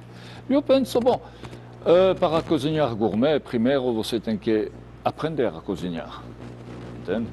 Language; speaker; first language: Portuguese; non-native, fluent; French